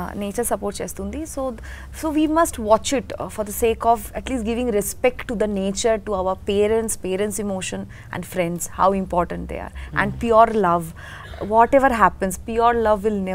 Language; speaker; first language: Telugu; non-native, learner; Bangla